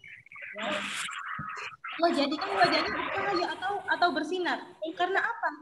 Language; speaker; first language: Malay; non-native, local second language; Javanese